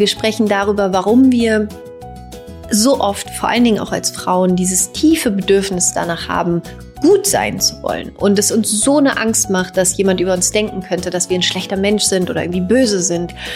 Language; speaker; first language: German; native; German